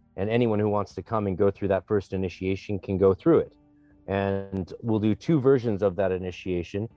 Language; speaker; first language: English; native; English